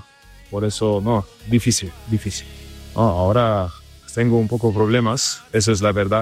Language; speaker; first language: Spanish; non-native, learner; German